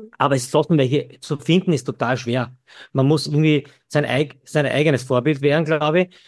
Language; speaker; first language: German; native; German